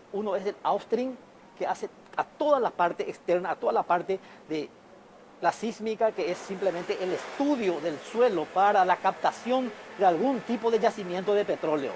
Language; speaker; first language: Spanish; native; Spanish